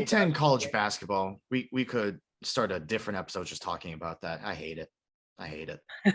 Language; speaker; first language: English; native; English